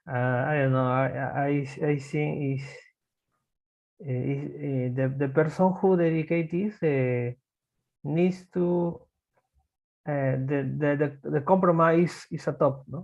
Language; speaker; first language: English; non-native, learner; Spanish